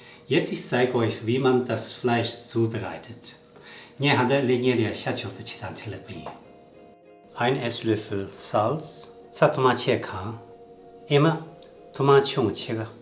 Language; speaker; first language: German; non-native, learner; Tibetan